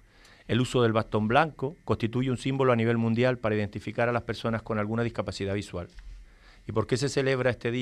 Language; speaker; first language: Spanish; native; Spanish